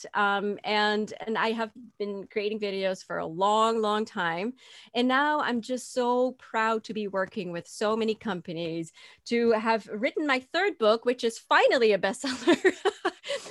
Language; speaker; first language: English; non-native, fluent; Dutch